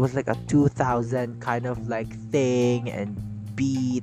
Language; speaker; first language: English; non-native, local second language; Cebuano